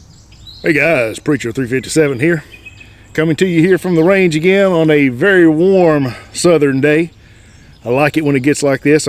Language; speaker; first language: English; native; English